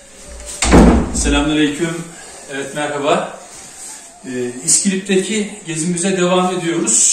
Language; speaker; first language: Turkish; native; Turkish